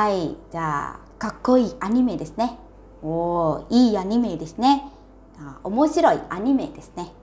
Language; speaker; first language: Japanese; non-native, fluent; Indonesian